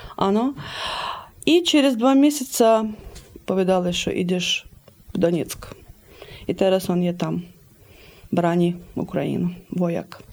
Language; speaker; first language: Ukrainian; early bilingual, heritage; Slovak